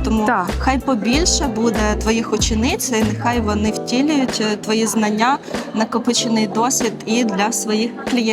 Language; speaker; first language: Ukrainian; native; Ukrainian